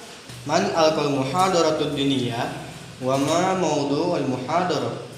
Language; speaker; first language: Arabic; non-native, learner; Indonesian